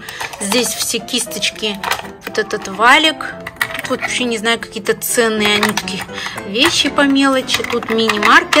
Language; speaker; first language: Russian; native; Russian